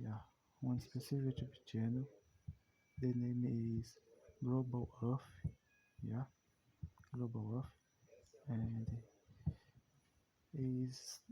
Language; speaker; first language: English; non-native, learner; Portuguese